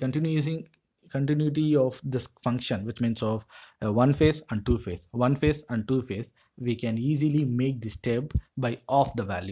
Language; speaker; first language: English; non-native, local second language; Tamil